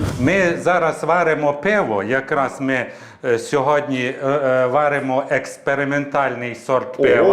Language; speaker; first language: Ukrainian; native; Ukrainian